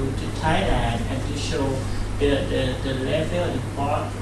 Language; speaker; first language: English; non-native, fluent; Thai